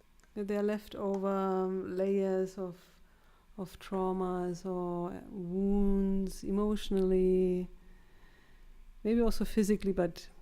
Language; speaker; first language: English; non-native, fluent; German